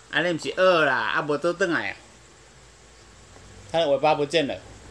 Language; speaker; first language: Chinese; native; Chinese